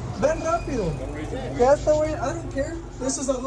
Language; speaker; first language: English; early bilingual, other home language; Spanish